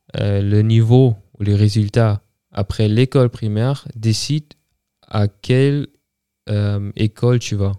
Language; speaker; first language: French; non-native, fluent; German